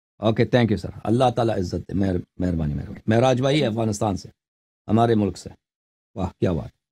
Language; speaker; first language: Urdu; native; Urdu